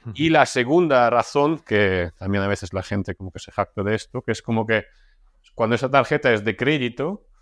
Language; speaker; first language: Spanish; non-native, fluent; Russian